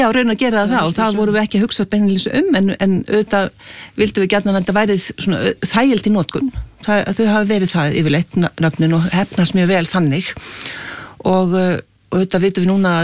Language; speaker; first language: Icelandic; native; Icelandic